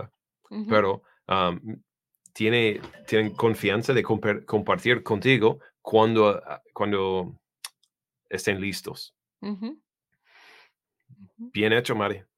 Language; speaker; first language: Spanish; non-native, learner; English